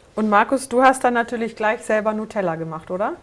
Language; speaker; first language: German; native; German